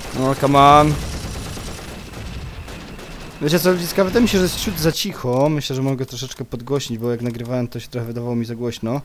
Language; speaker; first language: Polish; native; Polish